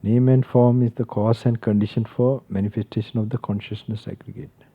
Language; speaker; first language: English; non-native, local second language; Sinhala